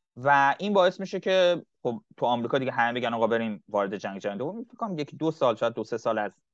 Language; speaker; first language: Persian; native; Persian